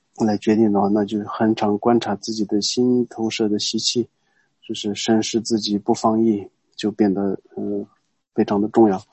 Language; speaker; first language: Chinese; non-native, local second language; Tibetan